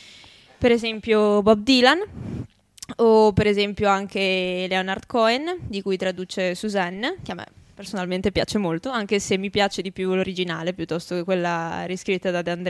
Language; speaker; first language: Italian; native; Italian